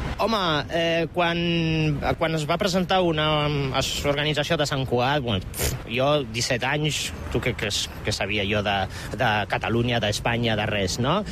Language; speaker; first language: Catalan; non-native, fluent; Polish